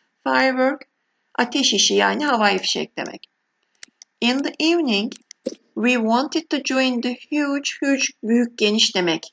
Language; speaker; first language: English; non-native, fluent; Turkish